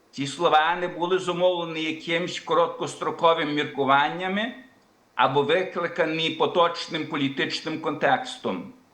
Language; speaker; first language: Ukrainian; early bilingual, heritage; Ukrainian